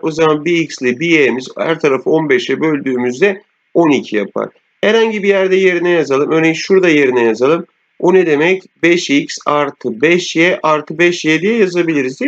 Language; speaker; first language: Turkish; native; Turkish